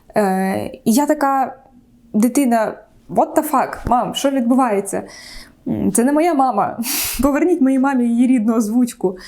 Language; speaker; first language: Ukrainian; non-native, local second language; Russian